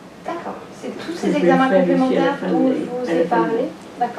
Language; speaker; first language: French; native; French